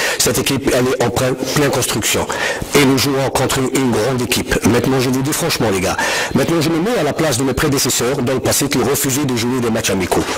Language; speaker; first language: French; non-native, local second language; Arabic